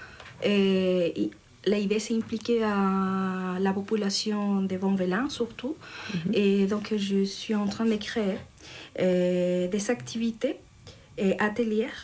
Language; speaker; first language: French; non-native, learner; Spanish